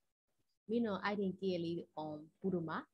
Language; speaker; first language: Finnish; non-native, learner; Burmese